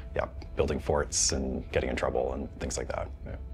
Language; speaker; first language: English; native; English